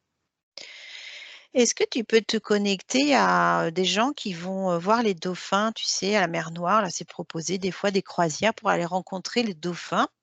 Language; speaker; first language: French; native; French